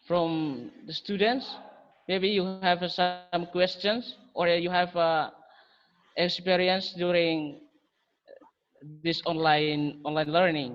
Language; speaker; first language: English; non-native, learner; Indonesian